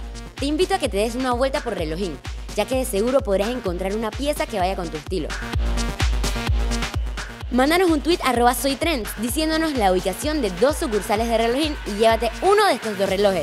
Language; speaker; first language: Spanish; native; Spanish